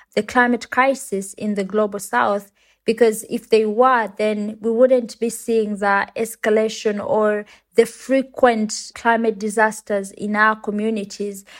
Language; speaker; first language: English; non-native, local second language; Ganda